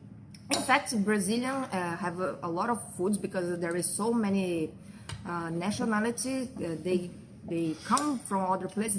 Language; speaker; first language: English; non-native, fluent; Portuguese